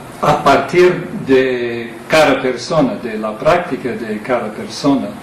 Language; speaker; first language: Spanish; non-native, fluent; English